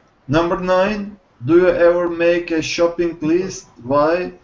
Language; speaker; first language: English; non-native, learner; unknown